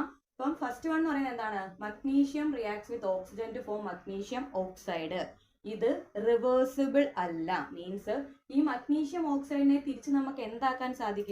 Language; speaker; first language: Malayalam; native; Malayalam